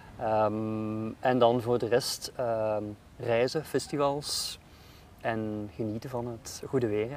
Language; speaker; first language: Dutch; native; Dutch